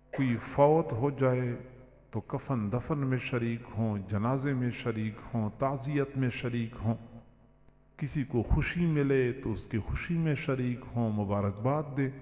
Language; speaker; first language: Urdu; non-native, local second language; Punjabi